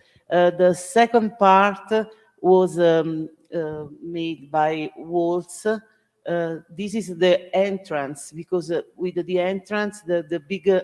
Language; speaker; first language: English; non-native, learner; Italian